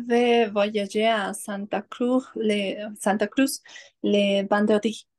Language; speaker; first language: French; non-native, learner; Spanish